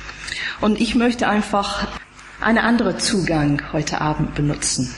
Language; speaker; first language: German; non-native, fluent; English